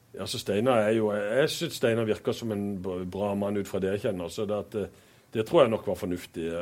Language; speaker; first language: Norwegian; native; Norwegian